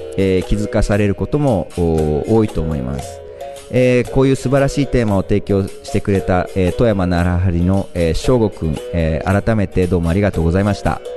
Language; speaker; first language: Japanese; native; Japanese